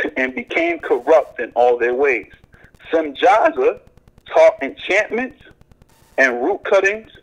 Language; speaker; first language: English; native; English